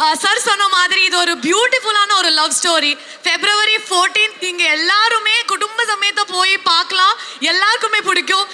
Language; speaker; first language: Tamil; non-native, learner; Kannada